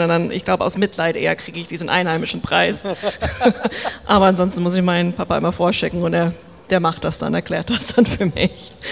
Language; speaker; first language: German; non-native, fluent; English